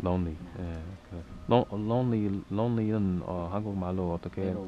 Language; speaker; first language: Korean; non-native, learner; English